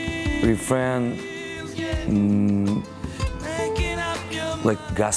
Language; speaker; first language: English; non-native, learner; Russian